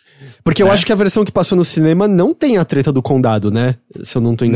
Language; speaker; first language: Portuguese; native; Portuguese